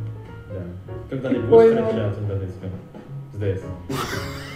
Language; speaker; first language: Russian; non-native, learner; Indonesian